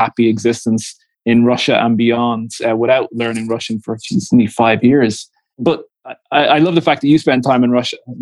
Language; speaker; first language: English; native; English